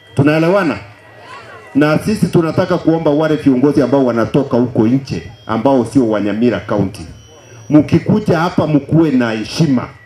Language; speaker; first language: Swahili; non-native, local second language; Gusii